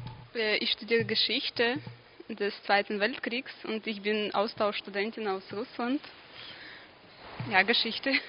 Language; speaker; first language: German; non-native, fluent; Russian